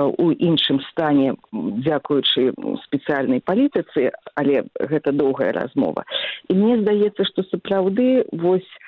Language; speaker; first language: Belarusian; native; Belarusian